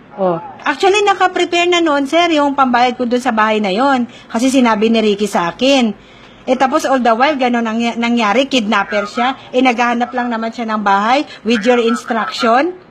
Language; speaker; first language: Filipino; non-native, local second language; Cebuano